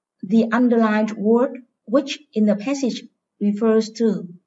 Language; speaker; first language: English; non-native, fluent; Vietnamese